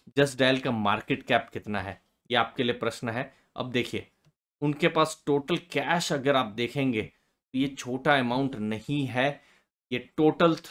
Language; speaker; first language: Hindi; native; Hindi